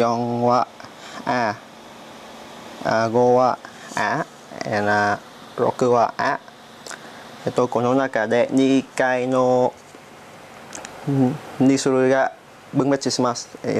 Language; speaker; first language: Japanese; non-native, learner; Vietnamese